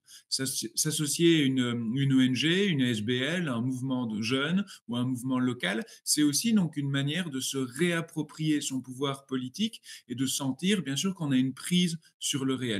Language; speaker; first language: French; native; French